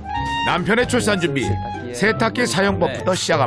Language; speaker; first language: Korean; native; Korean